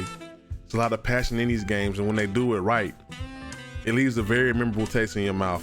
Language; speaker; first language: English; native; English